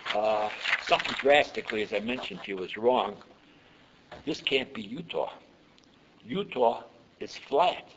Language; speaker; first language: English; early bilingual, other home language; Yiddish